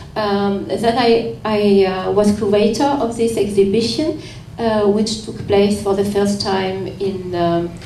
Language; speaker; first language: English; non-native, fluent; French